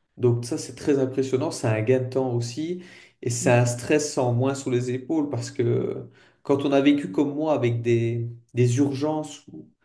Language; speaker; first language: French; native; French